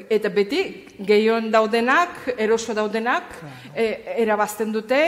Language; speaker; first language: Basque; non-native, fluent; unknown